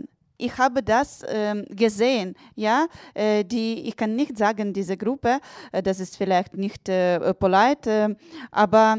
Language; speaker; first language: German; non-native, learner; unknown